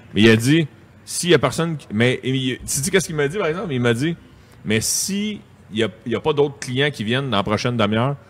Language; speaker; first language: French; native; French